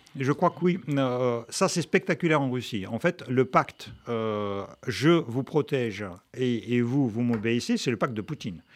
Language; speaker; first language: French; non-native, fluent; Russian